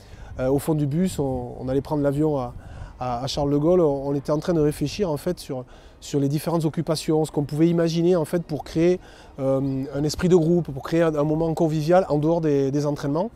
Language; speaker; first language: French; native; French